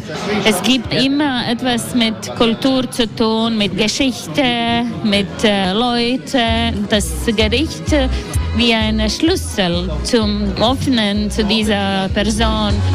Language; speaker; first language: German; non-native, learner; Latvian